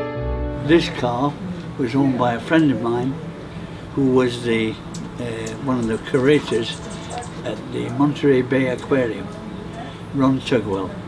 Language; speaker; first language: English; native; English